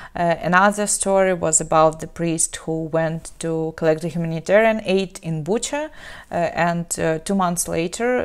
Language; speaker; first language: English; non-native, fluent; Ukrainian